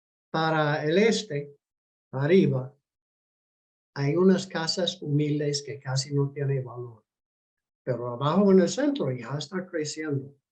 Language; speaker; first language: Spanish; non-native, fluent; English